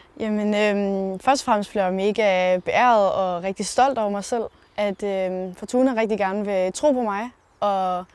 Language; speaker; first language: Danish; native; Danish